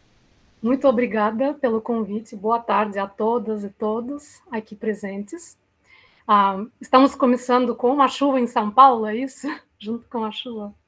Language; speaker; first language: Portuguese; non-native, fluent; Russian